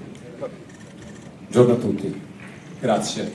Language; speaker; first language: Italian; native; Italian